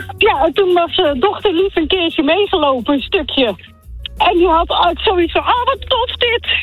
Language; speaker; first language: Dutch; native; Dutch